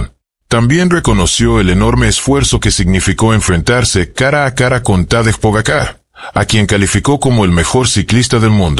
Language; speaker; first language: Spanish; native; Spanish